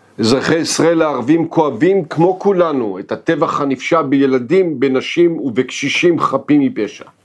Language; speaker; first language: Hebrew; non-native, local second language; Arabic